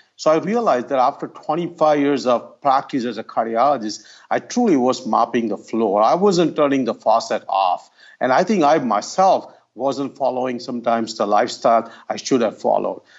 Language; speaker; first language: English; non-native, local second language; Gujarati